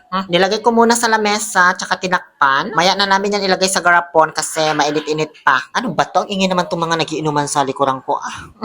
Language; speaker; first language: Filipino; native; Filipino